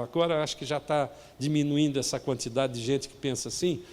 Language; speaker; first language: Portuguese; native; Portuguese